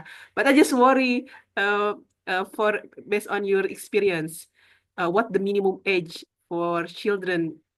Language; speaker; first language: English; non-native, learner; Indonesian